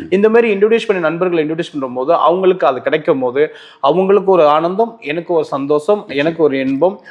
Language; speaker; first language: Tamil; native; Tamil